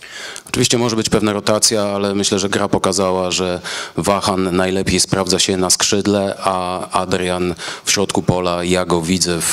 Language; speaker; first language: Polish; native; Polish